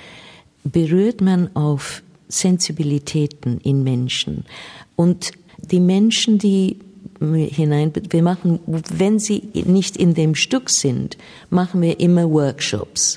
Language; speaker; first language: German; non-native, fluent; English